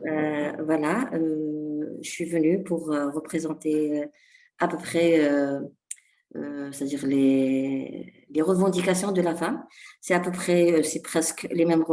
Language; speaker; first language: French; non-native, fluent; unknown